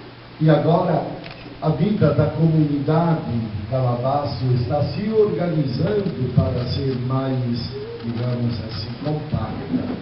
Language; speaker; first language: Portuguese; non-native, fluent; Italian